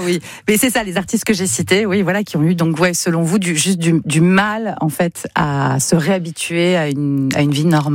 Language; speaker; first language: French; native; French